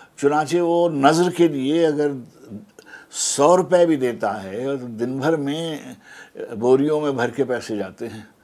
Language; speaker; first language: Urdu; native; Urdu